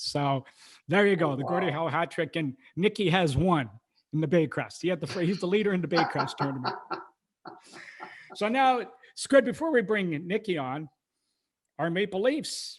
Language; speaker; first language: English; native; English